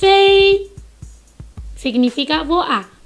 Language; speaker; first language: Portuguese; non-native, learner; Chinese